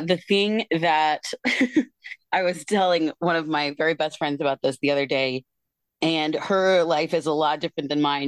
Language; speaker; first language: English; native; English